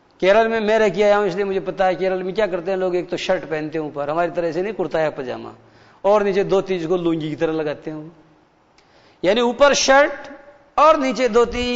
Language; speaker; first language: Hindi; native; Hindi